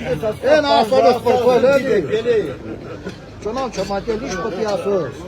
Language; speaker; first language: Armenian; native; Armenian